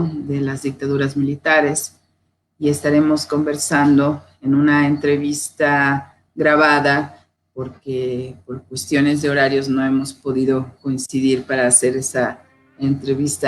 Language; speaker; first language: Spanish; native; Spanish